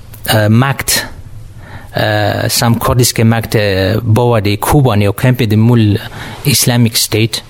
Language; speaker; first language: Danish; non-native, learner; Kurdish